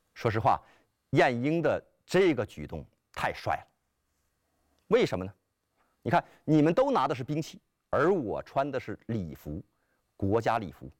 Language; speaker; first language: Chinese; native; Chinese